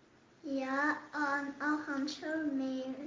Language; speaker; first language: German; non-native, local second language; Luxembourgish